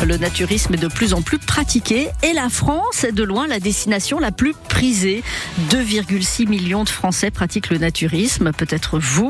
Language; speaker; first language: French; native; French